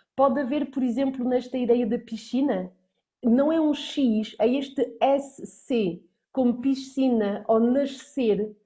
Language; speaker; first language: Portuguese; native; Portuguese